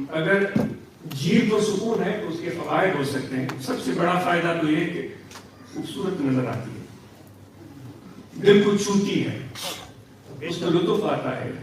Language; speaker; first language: Urdu; non-native, local second language; Sindhi